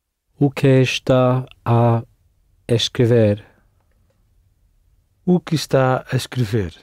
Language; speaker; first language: Portuguese; non-native, learner; English